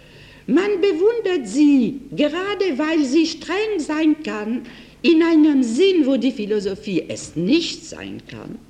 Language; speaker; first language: German; non-native, fluent; French